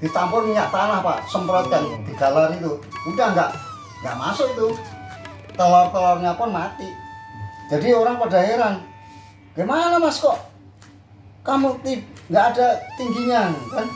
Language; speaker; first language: Indonesian; non-native, local second language; Javanese